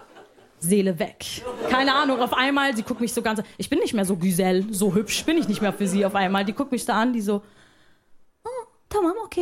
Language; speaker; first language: German; early bilingual, other home language; Arabic